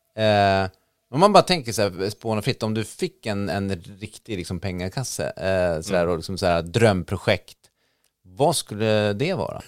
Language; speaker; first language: Swedish; native; Swedish